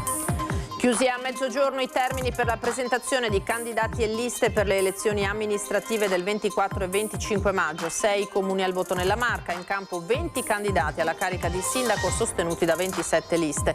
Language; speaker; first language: Italian; native; Italian